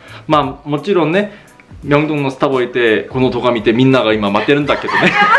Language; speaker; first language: Japanese; non-native, fluent; Korean